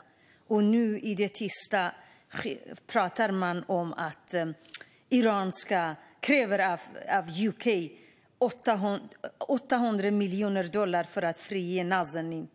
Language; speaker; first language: Swedish; non-native, fluent; Kurdish